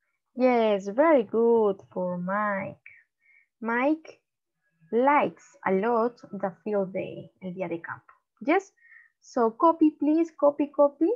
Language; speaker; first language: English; non-native, learner; Spanish